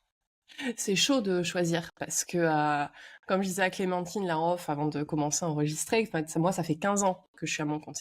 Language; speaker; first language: French; native; French